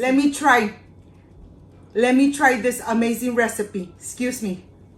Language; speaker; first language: English; non-native, fluent; Spanish